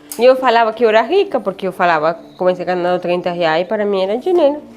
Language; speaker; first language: Portuguese; non-native, learner; Spanish